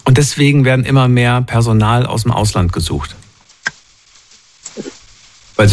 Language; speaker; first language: German; native; German